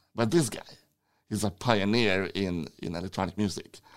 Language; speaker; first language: English; non-native, fluent; Swedish